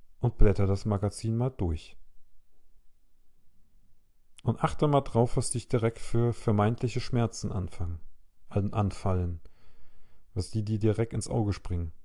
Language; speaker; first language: German; native; German